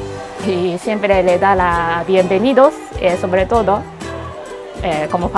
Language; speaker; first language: Spanish; non-native, learner; Japanese